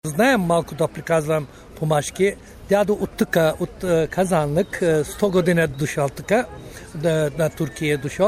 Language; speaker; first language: Bulgarian; non-native, learner; Turkish